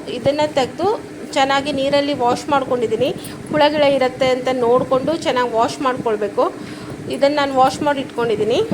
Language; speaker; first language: Kannada; non-native, local second language; Konkani